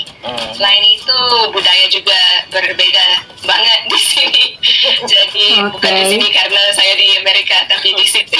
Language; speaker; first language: Indonesian; non-native, fluent; English